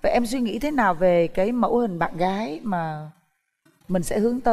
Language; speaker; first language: Vietnamese; native; Vietnamese